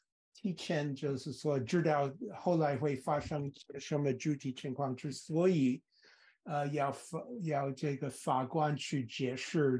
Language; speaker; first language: Chinese; non-native, fluent; English